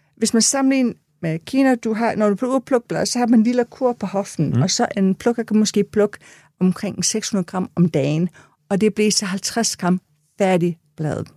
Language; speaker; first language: Danish; non-native, fluent; English